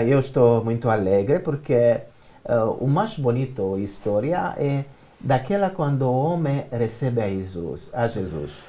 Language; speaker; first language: Portuguese; non-native, learner; Romanian